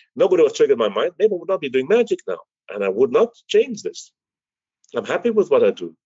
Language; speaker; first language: English; early bilingual, other home language; Dutch